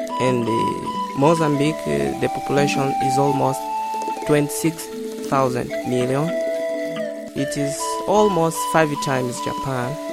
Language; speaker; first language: English; non-native, learner; Portuguese